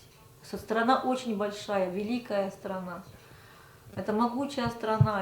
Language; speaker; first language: Russian; native; Russian